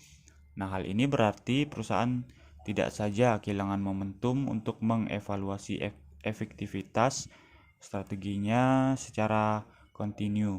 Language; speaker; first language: Indonesian; native; Indonesian